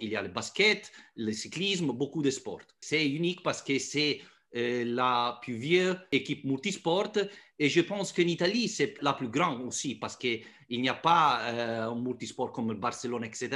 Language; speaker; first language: French; non-native, fluent; Italian